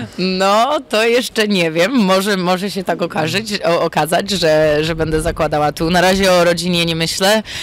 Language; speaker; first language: Polish; early bilingual, heritage; Polish